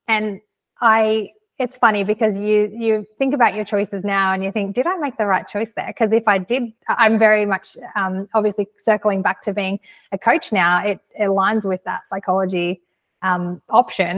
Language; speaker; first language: English; native; English